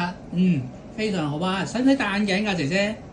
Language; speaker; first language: Cantonese; native; Cantonese